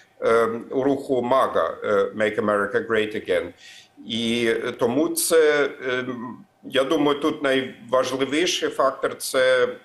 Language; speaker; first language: Ukrainian; non-native, fluent; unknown